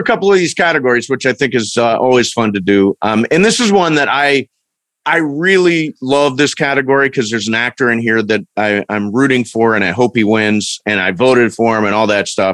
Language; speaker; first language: English; native; English